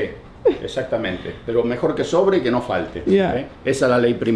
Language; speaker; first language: Spanish; native; Spanish